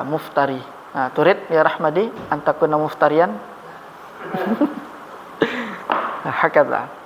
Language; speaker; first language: Arabic; non-native, fluent; Indonesian